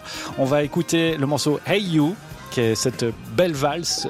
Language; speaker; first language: French; native; French